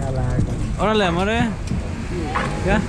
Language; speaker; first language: Spanish; early bilingual, heritage; Spanish